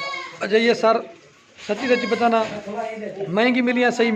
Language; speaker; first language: Hindi; non-native, local second language; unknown